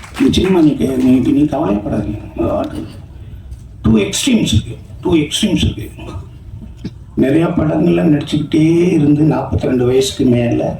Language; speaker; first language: Tamil; native; Tamil